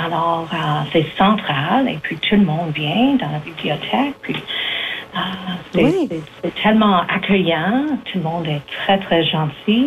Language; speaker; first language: French; native; French